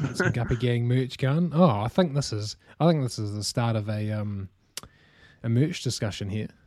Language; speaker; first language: English; native; English